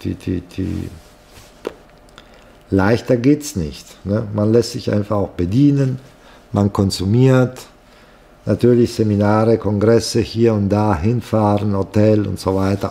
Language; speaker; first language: German; non-native, fluent; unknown